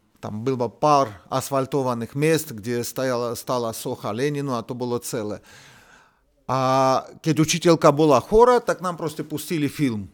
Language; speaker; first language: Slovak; non-native, fluent; Russian